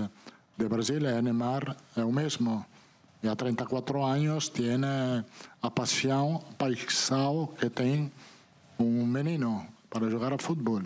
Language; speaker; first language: Portuguese; non-native, fluent; Italian